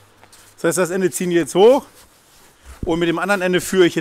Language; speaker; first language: German; native; German